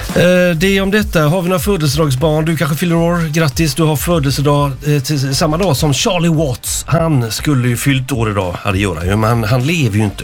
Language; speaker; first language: Swedish; native; Swedish